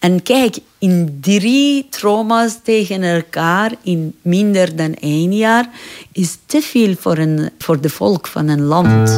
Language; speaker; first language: Dutch; non-native, learner; Persian